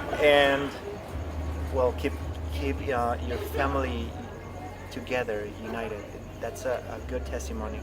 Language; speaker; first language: English; non-native, fluent; Spanish